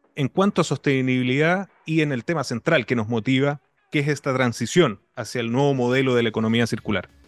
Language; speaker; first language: Spanish; native; Spanish